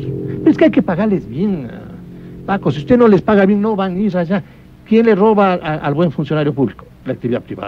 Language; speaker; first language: Spanish; native; Spanish